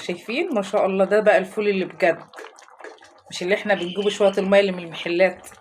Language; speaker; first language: Arabic; native; Arabic